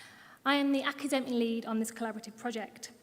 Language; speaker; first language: English; native; English